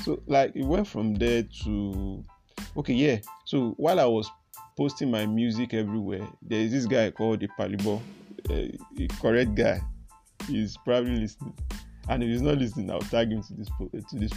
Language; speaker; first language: English; non-native, local second language; Yoruba